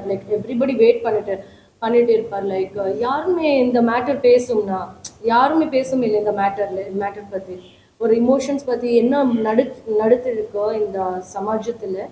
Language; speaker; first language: Tamil; non-native, learner; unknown